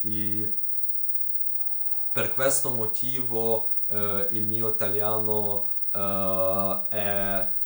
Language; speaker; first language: Italian; non-native, learner; Ukrainian